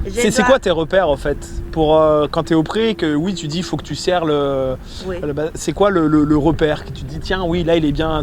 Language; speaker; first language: French; native; French